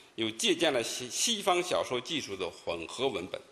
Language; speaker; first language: Chinese; native; Chinese